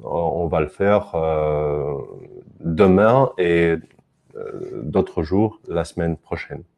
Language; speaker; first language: French; non-native, fluent; Russian